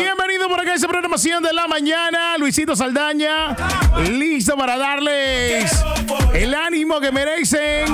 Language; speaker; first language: Spanish; native; Spanish